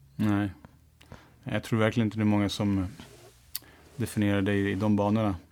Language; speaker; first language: Swedish; early bilingual, other home language; Turoyo